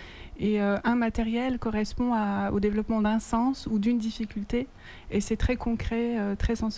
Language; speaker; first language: French; native; French